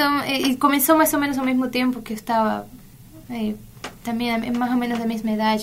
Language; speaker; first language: Portuguese; non-native, fluent; Spanish